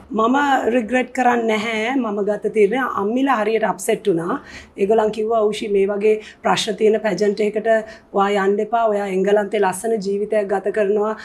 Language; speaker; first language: Sinhala; native; Sinhala